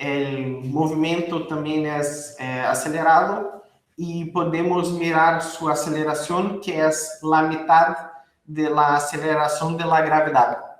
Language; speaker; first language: Spanish; non-native, fluent; Portuguese